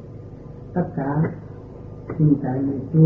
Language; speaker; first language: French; non-native, learner; Vietnamese